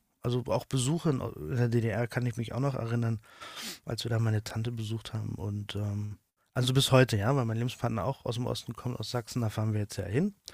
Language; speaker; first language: German; native; German